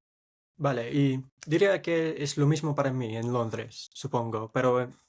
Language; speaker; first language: Spanish; non-native, fluent; English